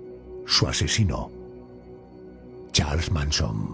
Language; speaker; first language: Spanish; native; Spanish